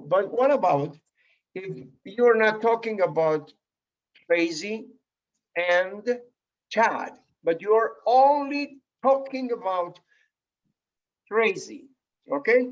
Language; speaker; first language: English; non-native, fluent; Spanish